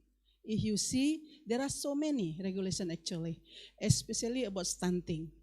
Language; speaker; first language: English; non-native, learner; Indonesian